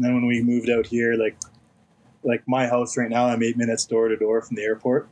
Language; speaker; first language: English; native; English